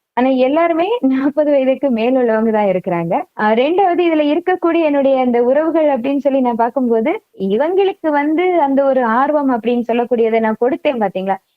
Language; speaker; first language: Tamil; non-native, local second language; Malayalam